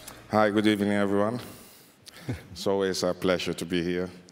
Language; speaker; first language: English; non-native, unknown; Portuguese